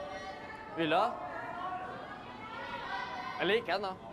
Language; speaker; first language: Swedish; native; Swedish